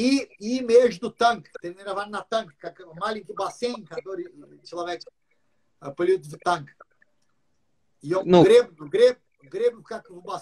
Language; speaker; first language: Russian; non-native, learner; English